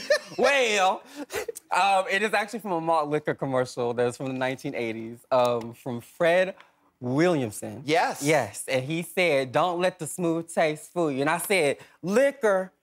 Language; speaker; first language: English; native; English